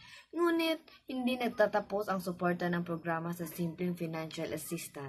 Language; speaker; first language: Filipino; native; Filipino